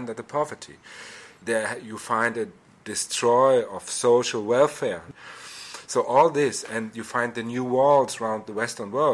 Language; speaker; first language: English; non-native, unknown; German